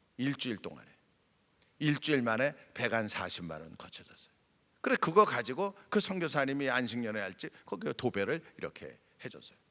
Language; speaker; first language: Korean; native; Korean